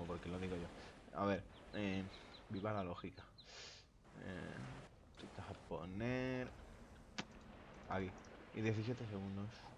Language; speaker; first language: Spanish; native; Spanish